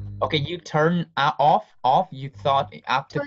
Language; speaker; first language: English; non-native, fluent; Vietnamese